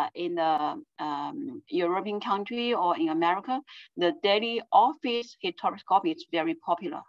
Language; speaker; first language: English; non-native, fluent; Chinese